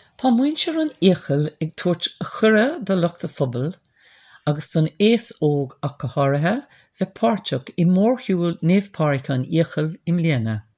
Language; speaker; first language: Irish; non-native, local second language; English